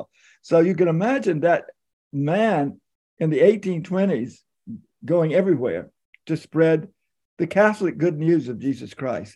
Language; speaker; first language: English; native; English